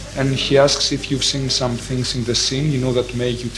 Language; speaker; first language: English; non-native, fluent; Greek